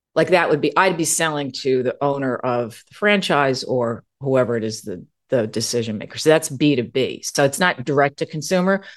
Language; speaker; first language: English; native; English